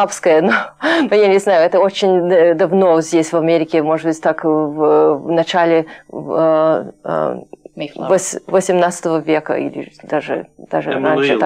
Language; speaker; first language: Russian; non-native, fluent; English